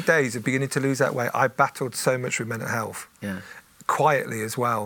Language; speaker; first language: English; native; English